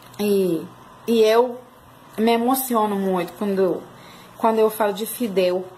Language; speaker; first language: Portuguese; non-native, fluent; Spanish